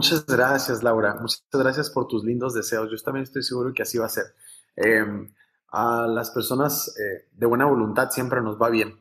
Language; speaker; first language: Spanish; native; Spanish